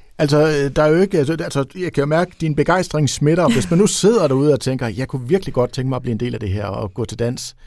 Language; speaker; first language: Danish; native; Danish